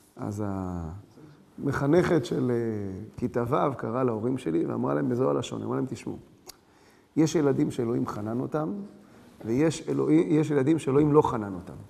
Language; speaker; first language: Hebrew; early bilingual, other home language; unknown